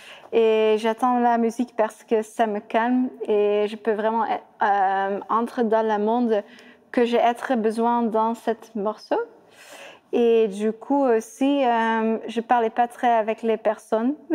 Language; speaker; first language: French; non-native, fluent; Dutch